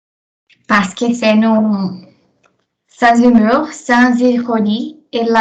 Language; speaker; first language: French; non-native, learner; Portuguese